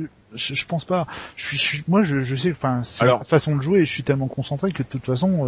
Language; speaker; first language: French; native; French